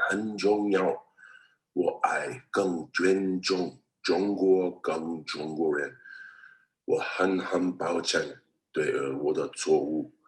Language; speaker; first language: Chinese; non-native, learner; English